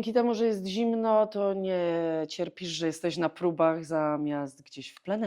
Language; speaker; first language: Polish; native; Polish